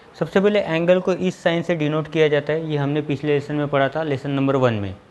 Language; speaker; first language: Hindi; non-native, local second language; Marathi